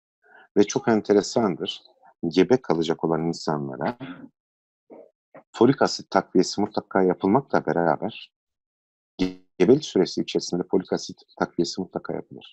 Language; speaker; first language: Turkish; native; Turkish